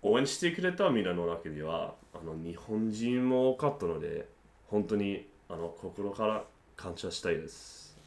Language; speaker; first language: Japanese; non-native, learner; English